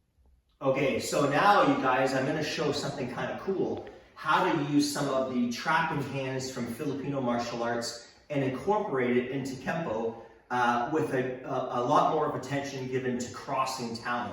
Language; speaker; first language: English; native; English